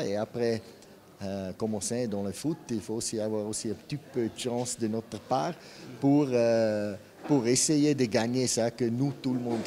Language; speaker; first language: French; non-native, fluent; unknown